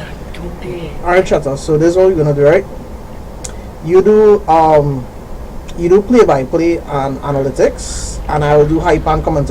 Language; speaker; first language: English; native; English